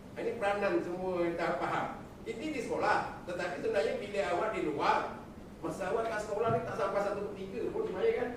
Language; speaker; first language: Malay; native; Malay